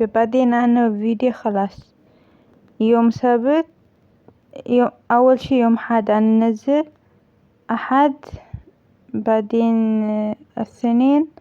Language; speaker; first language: Arabic; non-native, learner; Amharic